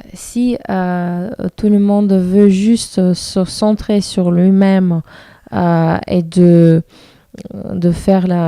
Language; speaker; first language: French; non-native, fluent; Russian